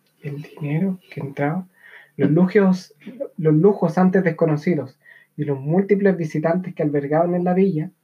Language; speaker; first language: Spanish; native; Spanish